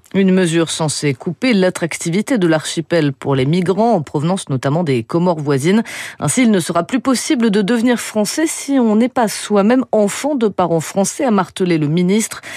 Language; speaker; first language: French; native; French